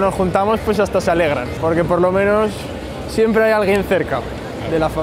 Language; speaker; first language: Spanish; native; Spanish